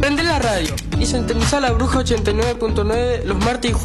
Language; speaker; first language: Spanish; native; Spanish